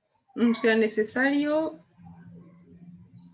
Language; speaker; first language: Spanish; native; Spanish